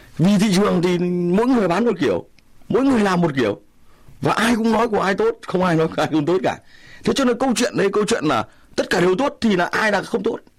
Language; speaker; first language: Vietnamese; native; Vietnamese